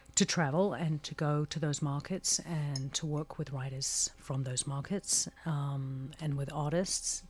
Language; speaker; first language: English; native; English